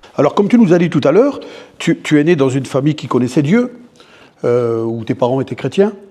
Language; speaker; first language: French; native; French